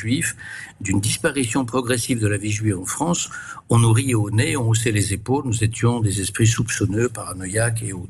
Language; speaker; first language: French; native; French